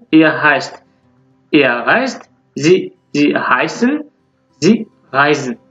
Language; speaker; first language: German; non-native, fluent; French